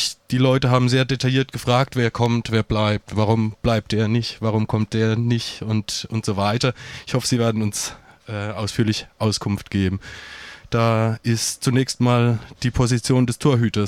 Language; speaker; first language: German; native; German